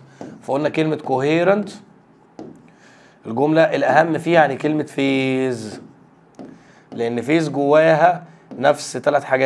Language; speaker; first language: Arabic; native; Arabic